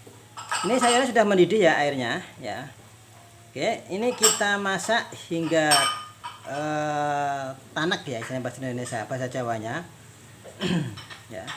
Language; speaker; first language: Indonesian; native; Indonesian